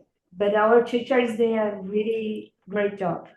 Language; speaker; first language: English; non-native, learner; Portuguese